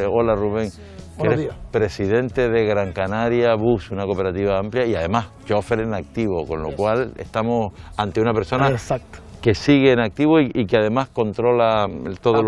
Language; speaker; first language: Spanish; native; Spanish